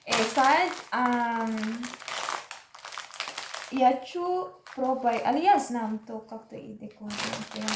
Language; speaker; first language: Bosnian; non-native, learner; Filipino